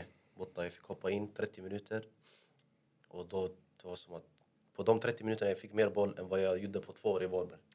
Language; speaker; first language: Swedish; early bilingual, other home language; Arabic